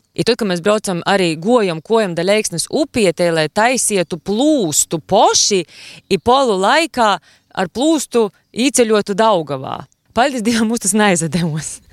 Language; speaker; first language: Latvian; native; Latvian